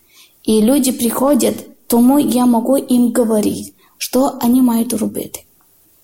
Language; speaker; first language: Ukrainian; non-native, learner; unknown